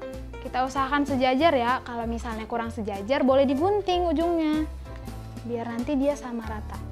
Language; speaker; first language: Indonesian; native; Indonesian